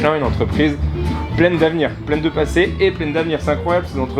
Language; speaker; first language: French; native; French